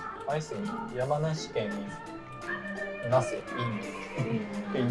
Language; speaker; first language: English; non-native, learner; Japanese